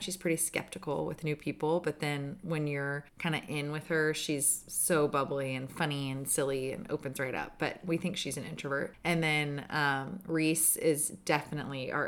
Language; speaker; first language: English; native; English